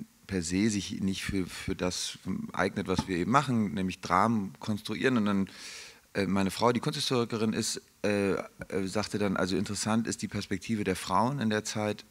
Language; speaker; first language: German; native; German